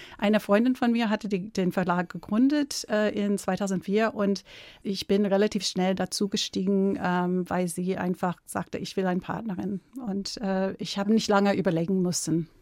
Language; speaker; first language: German; non-native, fluent; English